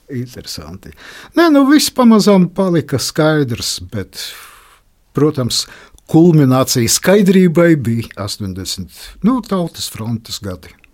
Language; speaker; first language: Latvian; non-native, local second language; Russian